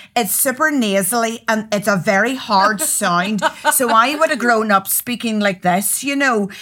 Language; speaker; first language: English; native; English